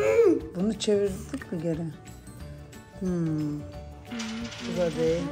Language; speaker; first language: Turkish; early bilingual, heritage; Turkish